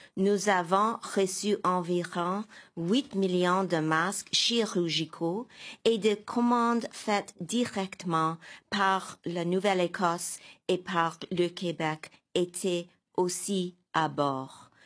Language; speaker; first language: French; non-native, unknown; English